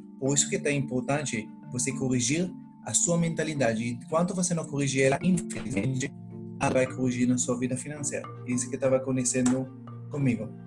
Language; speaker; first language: Portuguese; non-native, fluent; Hebrew